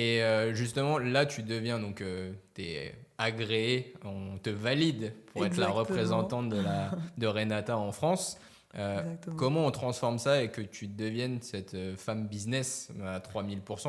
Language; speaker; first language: French; native; French